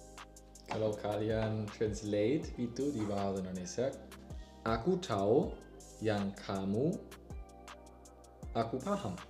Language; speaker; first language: Indonesian; non-native, learner; German